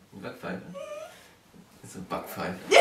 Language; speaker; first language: German; native; German